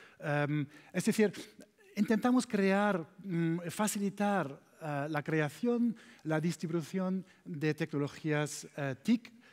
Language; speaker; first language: Spanish; non-native, learner; German